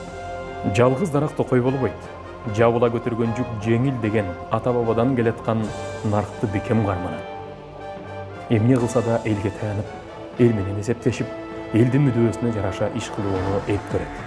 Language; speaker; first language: Kyrgyz; native; Kyrgyz